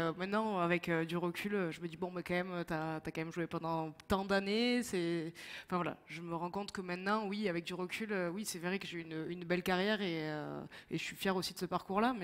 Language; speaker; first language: French; native; French